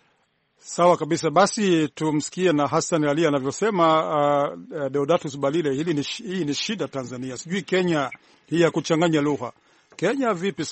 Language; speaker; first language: Swahili; non-native, local second language; Rundi